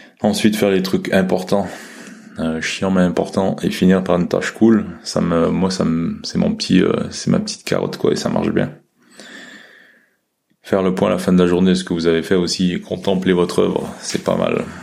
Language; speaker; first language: French; native; French